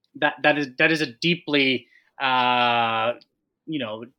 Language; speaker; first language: English; non-native, fluent; Spanish